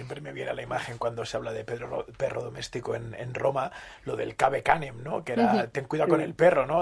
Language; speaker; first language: Spanish; native; Spanish